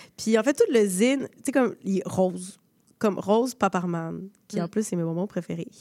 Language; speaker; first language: French; early bilingual, other home language; Spanish